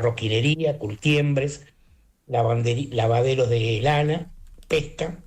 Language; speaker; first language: Spanish; native; Spanish